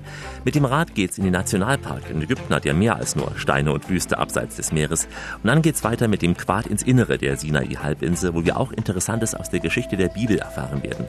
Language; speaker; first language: German; native; German